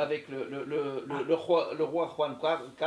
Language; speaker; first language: French; native; French